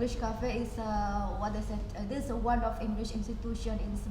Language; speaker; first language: English; non-native, learner; Indonesian